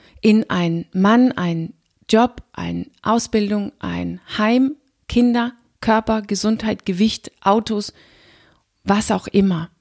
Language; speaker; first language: German; non-native, fluent; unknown